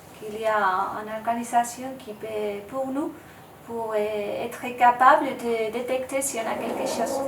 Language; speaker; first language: French; non-native, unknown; Spanish